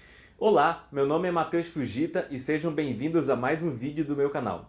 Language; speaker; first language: Portuguese; native; Portuguese